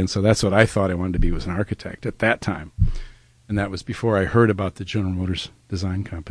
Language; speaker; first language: English; native; English